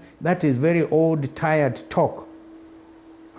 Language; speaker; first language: English; non-native, local second language; Kamba